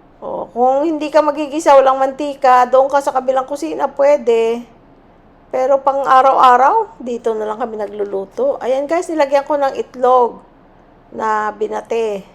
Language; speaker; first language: Filipino; native; Filipino